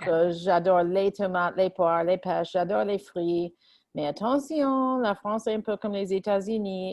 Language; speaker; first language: French; non-native, fluent; English